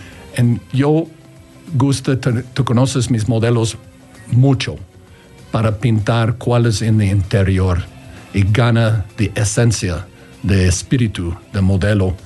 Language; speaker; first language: Spanish; non-native, learner; English